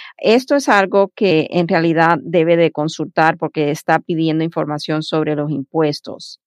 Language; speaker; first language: Spanish; early bilingual, heritage; Spanish